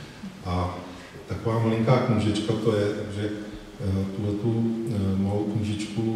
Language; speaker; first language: Czech; native; Czech